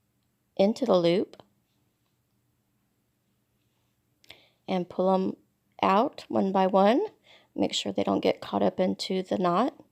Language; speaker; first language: English; native; English